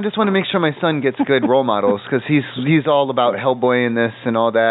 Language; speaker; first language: English; native; English